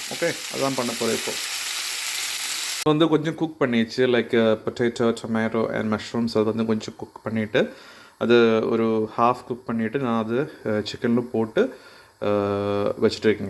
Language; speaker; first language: Tamil; non-native, learner; Malayalam